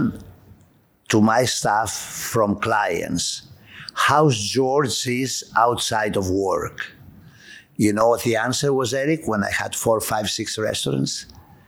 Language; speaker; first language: English; non-native, fluent; Greek